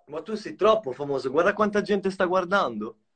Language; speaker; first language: Italian; native; Italian